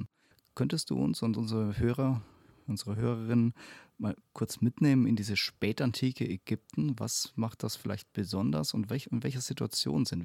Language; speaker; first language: German; native; German